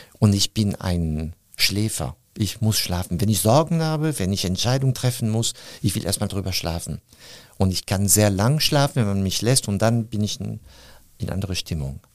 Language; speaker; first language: German; non-native, fluent; French